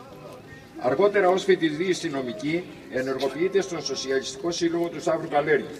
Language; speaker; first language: Greek; native; Greek